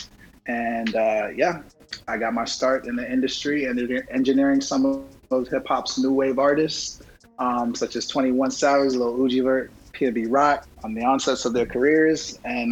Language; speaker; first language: English; native; English